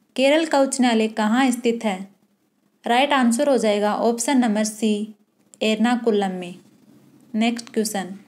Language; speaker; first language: Hindi; native; Hindi